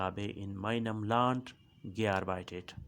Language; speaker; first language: German; non-native, learner; Urdu